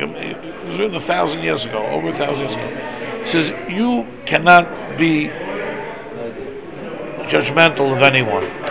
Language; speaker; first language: English; native; English